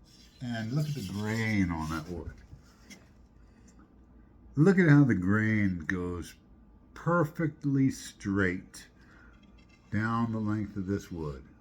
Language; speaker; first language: English; native; English